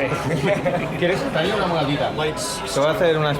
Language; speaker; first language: Spanish; native; Spanish